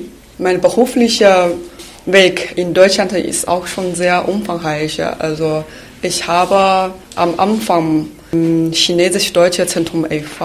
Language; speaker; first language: German; non-native, fluent; Chinese